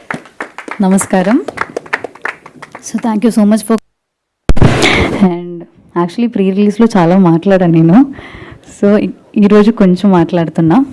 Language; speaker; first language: Telugu; non-native, learner; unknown